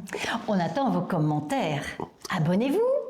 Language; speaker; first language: French; native; French